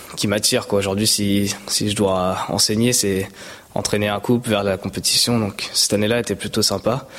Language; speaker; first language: French; native; French